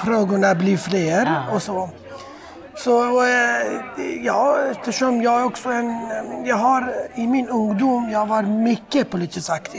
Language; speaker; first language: Swedish; non-native, fluent; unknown